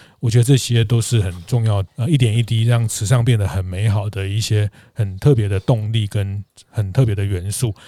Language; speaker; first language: Chinese; native; Chinese